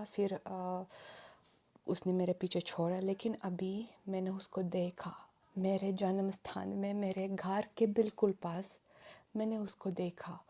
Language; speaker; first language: Hindi; non-native, fluent; Russian